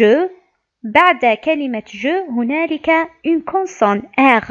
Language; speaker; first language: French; non-native, local second language; Arabic